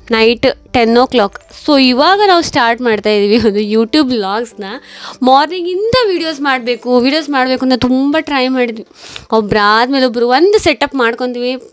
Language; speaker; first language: Kannada; native; Kannada